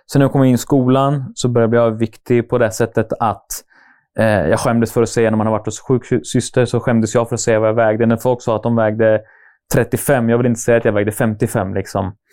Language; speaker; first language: Swedish; native; Swedish